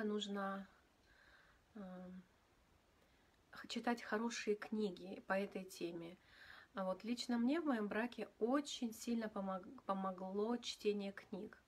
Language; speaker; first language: Russian; native; Russian